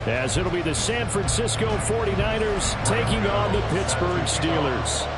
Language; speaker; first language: English; native; English